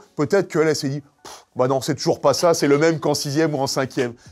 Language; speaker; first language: French; native; French